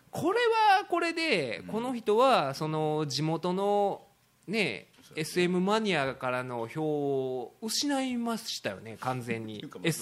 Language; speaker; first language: Japanese; native; Japanese